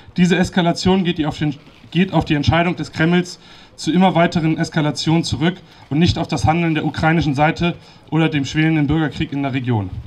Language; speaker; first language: German; native; German